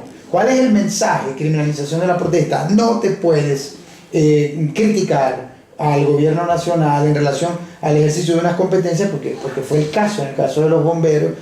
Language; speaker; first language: Spanish; native; Spanish